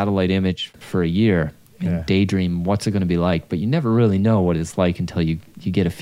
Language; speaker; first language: English; native; English